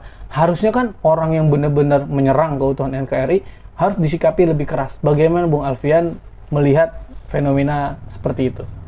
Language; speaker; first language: Indonesian; native; Indonesian